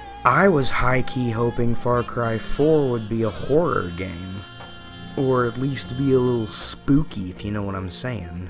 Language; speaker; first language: English; native; English